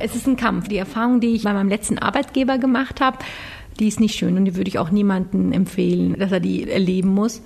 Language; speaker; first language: German; early bilingual, other home language; Turkish